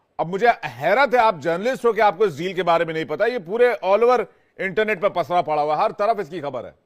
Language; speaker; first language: Hindi; native; Hindi